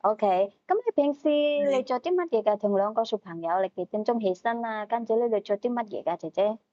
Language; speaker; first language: Cantonese; native; Cantonese